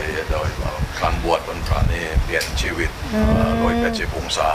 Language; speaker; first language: Thai; non-native, fluent; Indonesian